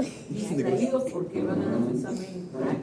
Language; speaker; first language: Spanish; native; Spanish